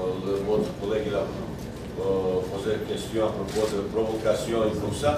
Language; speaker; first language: French; non-native, fluent; Bosnian